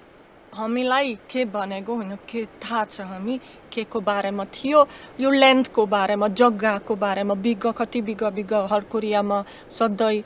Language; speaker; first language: Nepali; non-native, fluent; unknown